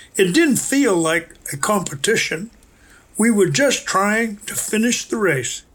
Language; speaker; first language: English; native; English